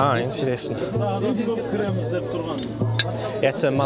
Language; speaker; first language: Russian; non-native, learner; English